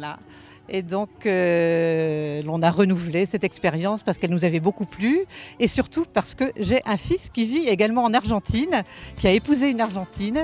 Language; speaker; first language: French; native; French